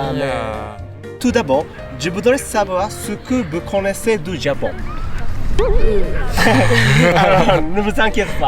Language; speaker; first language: French; non-native, learner; Japanese